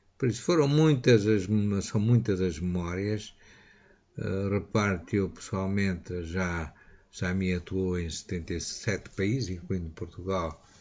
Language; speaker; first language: Portuguese; native; Portuguese